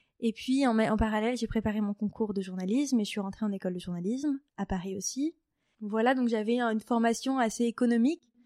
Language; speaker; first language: French; native; French